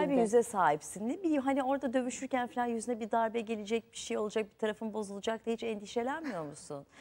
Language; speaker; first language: Turkish; native; Turkish